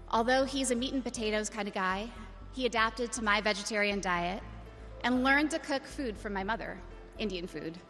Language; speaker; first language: English; native; English